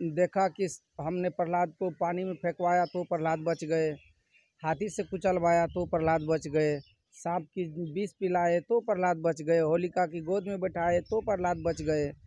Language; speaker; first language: Hindi; native; Hindi